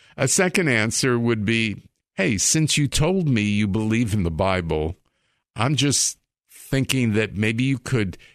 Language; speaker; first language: English; native; English